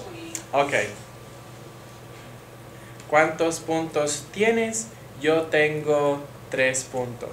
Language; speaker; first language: Spanish; non-native, fluent; English